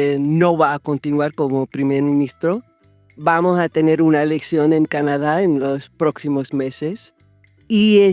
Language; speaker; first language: Spanish; non-native, fluent; English